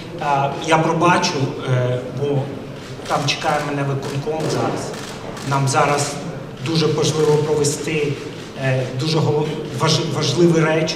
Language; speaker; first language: Ukrainian; non-native, local second language; Russian